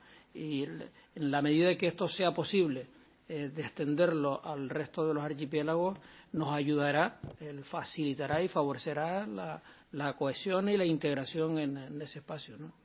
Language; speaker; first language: Spanish; native; Spanish